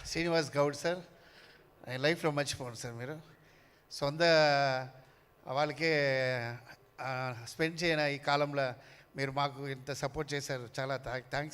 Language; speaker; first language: Telugu; non-native, learner; Tamil